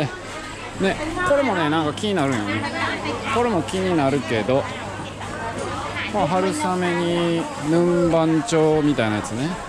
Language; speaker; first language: Japanese; native; Japanese